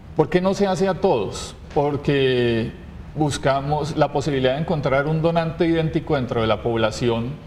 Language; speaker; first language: Spanish; native; Spanish